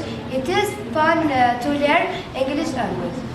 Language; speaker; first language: English; non-native, learner; Arabic